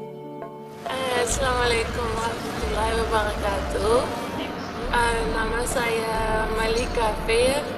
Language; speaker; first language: Indonesian; non-native, fluent; Dutch